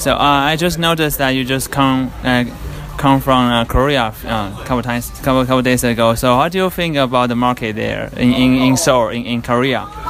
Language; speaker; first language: English; non-native, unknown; Chinese